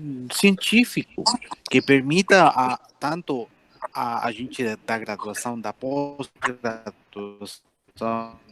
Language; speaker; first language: Portuguese; non-native, fluent; Spanish